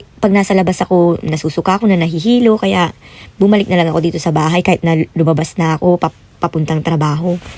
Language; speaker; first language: Filipino; native; Filipino